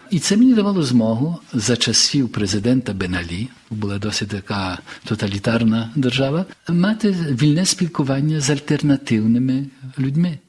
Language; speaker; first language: Ukrainian; early bilingual, heritage; Ukrainian